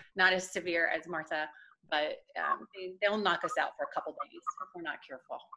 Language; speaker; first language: English; native; English